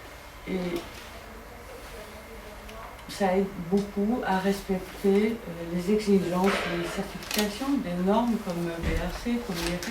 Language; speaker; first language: French; non-native, fluent; Dutch